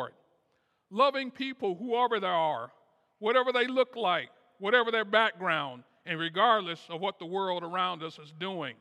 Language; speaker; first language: English; native; English